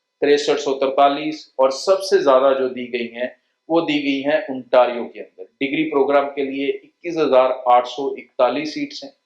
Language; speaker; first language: Hindi; non-native, local second language; Punjabi